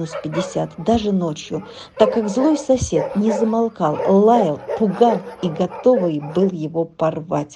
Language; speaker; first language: Russian; native; Russian